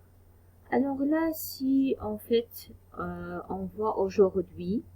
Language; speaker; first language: French; non-native, fluent; Arabic